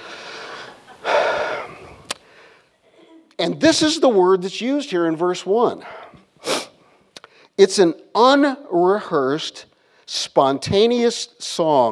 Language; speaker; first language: English; native; English